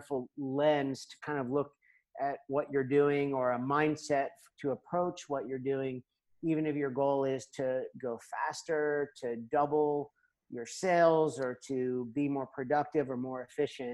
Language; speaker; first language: English; native; English